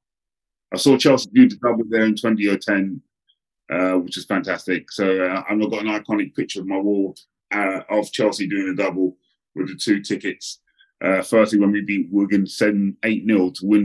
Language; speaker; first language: English; native; English